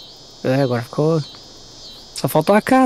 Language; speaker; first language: Portuguese; native; Portuguese